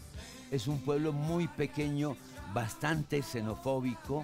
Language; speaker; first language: Spanish; early bilingual, other home language; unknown